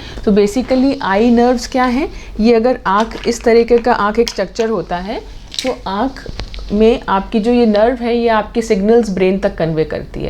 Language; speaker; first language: Hindi; native; Hindi